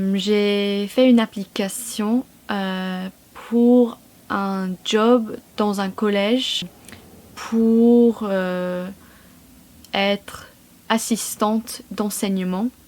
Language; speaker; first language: French; non-native, fluent; English